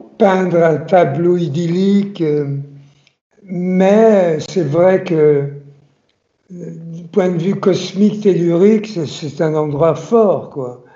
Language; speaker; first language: French; early bilingual, other home language; Italian